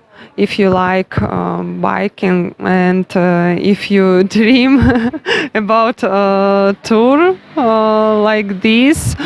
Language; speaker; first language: English; non-native, learner; Russian